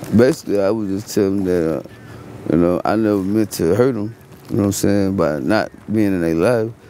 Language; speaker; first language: English; native; English